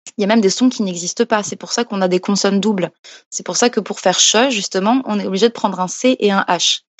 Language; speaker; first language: French; native; French